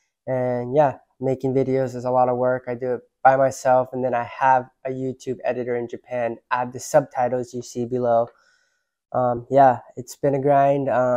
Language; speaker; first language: English; early bilingual, other home language; Japanese